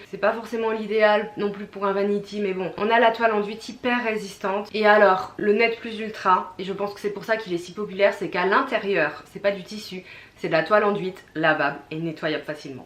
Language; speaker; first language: French; native; French